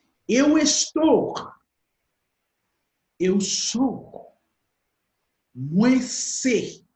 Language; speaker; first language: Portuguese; non-native, fluent; Haitian Creole